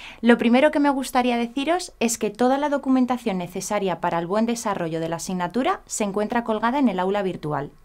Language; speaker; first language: Spanish; native; Spanish